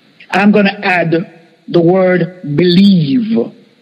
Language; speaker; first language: English; non-native, fluent; Spanish